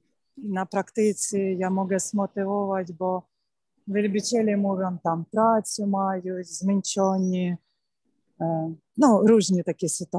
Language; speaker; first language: Polish; non-native, learner; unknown